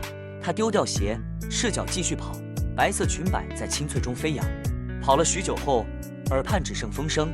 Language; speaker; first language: Chinese; native; Chinese